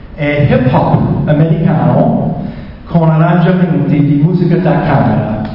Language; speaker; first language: Italian; non-native, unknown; English